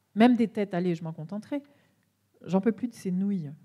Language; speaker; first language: French; native; French